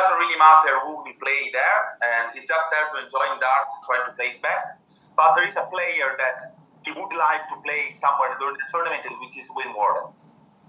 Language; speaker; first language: English; non-native, fluent; Italian